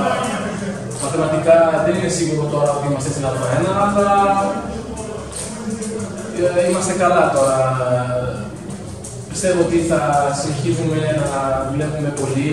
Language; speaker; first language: Greek; non-native, learner; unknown